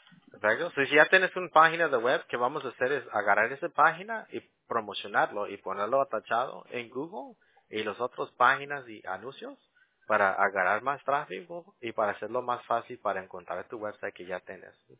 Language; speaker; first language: Spanish; early bilingual, heritage; Spanish